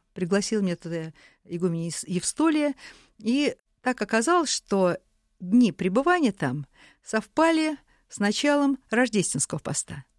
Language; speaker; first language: Russian; native; Russian